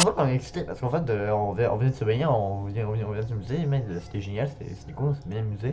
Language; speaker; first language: French; native; French